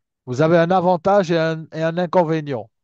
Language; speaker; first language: French; native; French